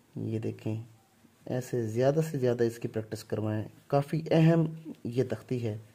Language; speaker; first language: Hindi; non-native, local second language; Punjabi